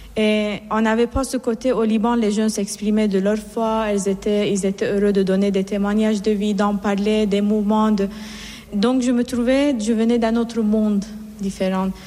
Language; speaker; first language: French; non-native, fluent; Persian